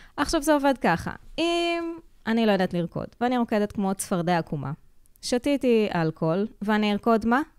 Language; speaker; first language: Hebrew; native; Hebrew